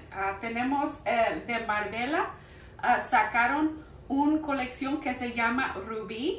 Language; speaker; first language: Spanish; early bilingual, heritage; Spanish